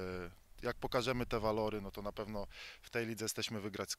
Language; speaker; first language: Polish; native; Polish